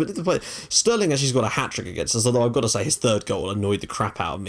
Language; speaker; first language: English; native; English